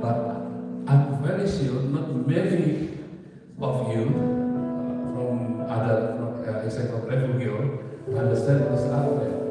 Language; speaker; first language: English; non-native, learner; Indonesian